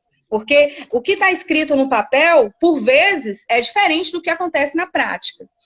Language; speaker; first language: Portuguese; native; Portuguese